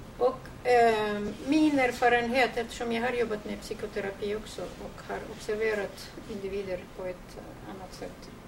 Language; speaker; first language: Swedish; non-native, fluent; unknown